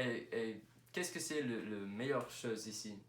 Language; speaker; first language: French; non-native, learner; English